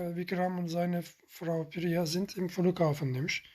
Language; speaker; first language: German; non-native, learner; Turkish